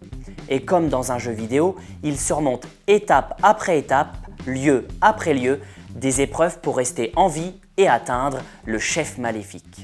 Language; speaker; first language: French; native; French